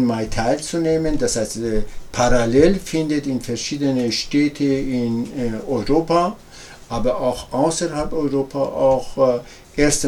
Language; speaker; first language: German; non-native, learner; Persian